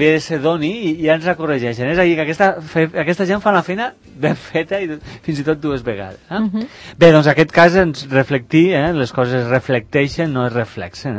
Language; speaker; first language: Catalan; native; Catalan